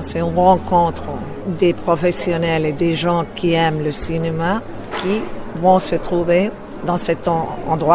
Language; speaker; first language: French; non-native, fluent; Spanish